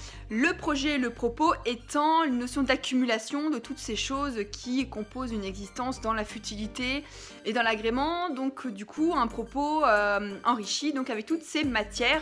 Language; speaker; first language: French; native; French